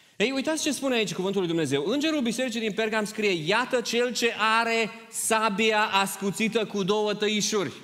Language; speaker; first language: Romanian; early bilingual, heritage; Romanian